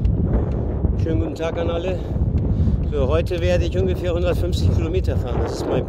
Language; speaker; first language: German; early bilingual, other home language; Turkish